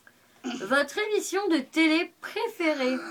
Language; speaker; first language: French; native; French